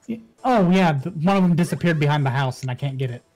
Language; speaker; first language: English; native; English